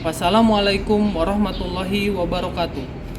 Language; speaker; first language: Indonesian; non-native, local second language; Sundanese